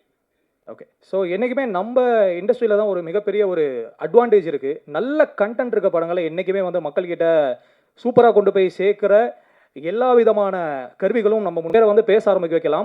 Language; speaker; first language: Tamil; native; Tamil